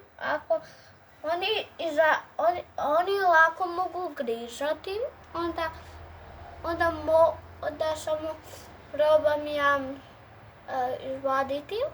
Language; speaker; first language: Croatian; early bilingual, heritage; Croatian